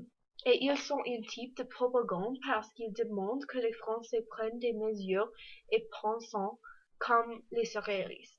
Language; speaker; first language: French; non-native, learner; English